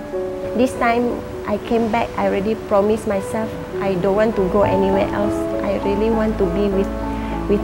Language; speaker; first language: English; non-native, local second language; Malay